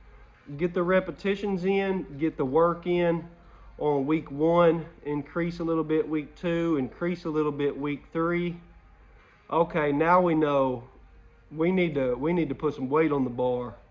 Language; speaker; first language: English; native; English